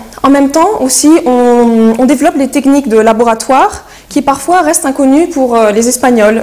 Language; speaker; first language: French; early bilingual, heritage; French